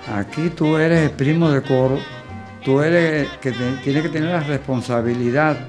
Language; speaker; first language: Spanish; native; Spanish